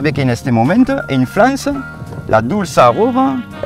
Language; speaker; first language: Spanish; non-native, learner; French